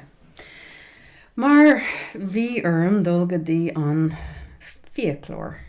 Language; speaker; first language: Irish; non-native, local second language; English